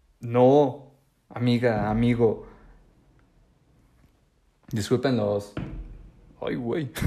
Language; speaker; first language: Spanish; native; Spanish